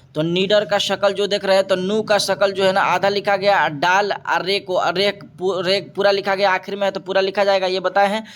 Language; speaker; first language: Hindi; native; Hindi